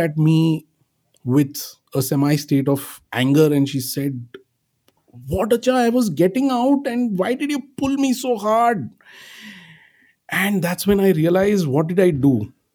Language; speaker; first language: English; non-native, local second language; Marathi